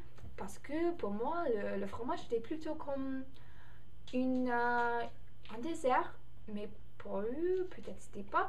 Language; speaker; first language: French; non-native, learner; English